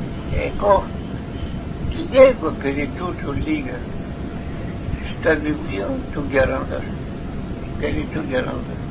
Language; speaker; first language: Greek; non-native, learner; Russian